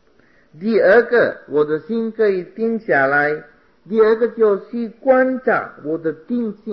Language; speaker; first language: Chinese; non-native, fluent; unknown